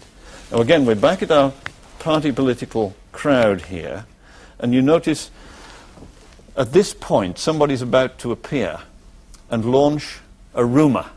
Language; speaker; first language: English; native; English